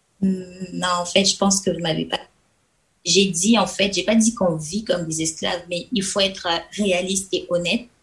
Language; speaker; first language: French; non-native, local second language; Lingala